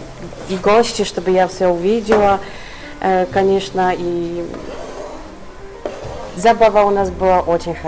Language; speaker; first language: Russian; non-native, fluent; Polish